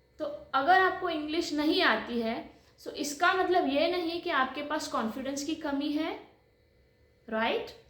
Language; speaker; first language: Hindi; non-native, local second language; Marathi